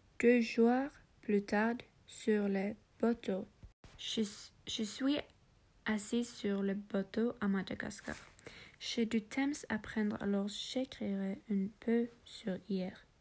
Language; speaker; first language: French; non-native, learner; English